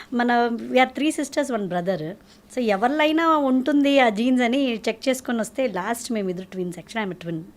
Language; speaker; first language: Telugu; native; Telugu